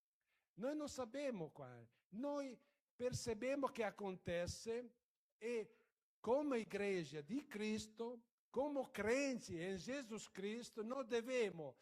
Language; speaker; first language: Portuguese; non-native, fluent; Italian